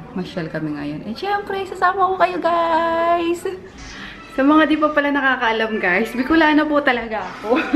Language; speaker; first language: Filipino; native; Filipino